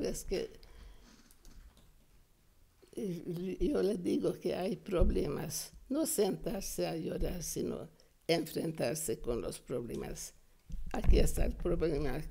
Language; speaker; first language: Spanish; non-native, fluent; Hungarian